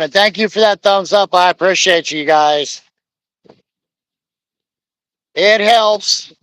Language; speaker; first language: English; native; English